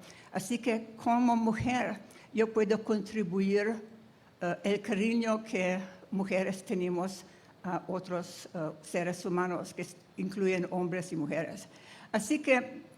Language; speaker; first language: Spanish; non-native, fluent; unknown